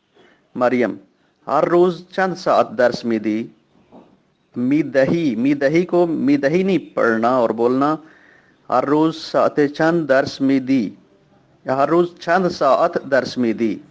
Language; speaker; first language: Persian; non-native, fluent; Urdu